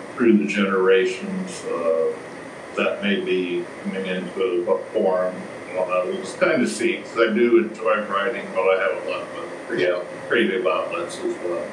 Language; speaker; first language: English; native; English